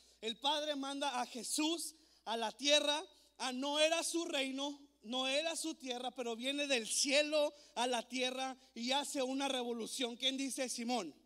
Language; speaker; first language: Spanish; native; Spanish